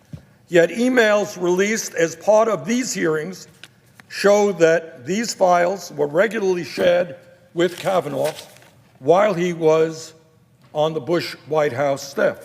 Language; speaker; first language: English; native; English